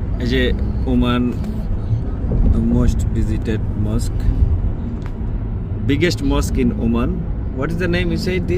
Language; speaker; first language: English; non-native, learner; Bangla